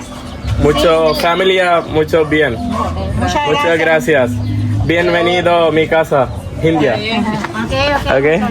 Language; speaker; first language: Spanish; non-native, learner; Malayalam